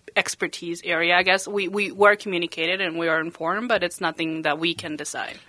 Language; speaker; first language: English; non-native, fluent; Spanish